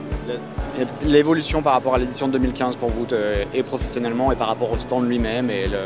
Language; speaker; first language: French; native; French